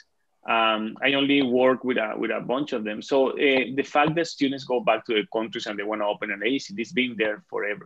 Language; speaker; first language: English; non-native, fluent; Spanish